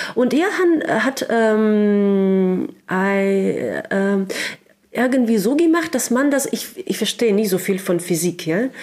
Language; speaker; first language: German; non-native, learner; Russian